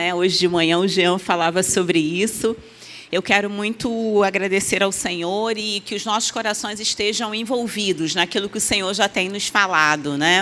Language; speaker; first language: Portuguese; native; Portuguese